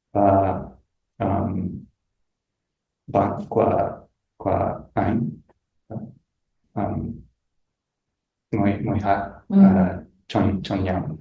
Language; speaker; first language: Vietnamese; non-native, learner; English